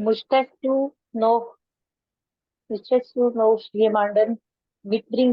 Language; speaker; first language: German; non-native, learner; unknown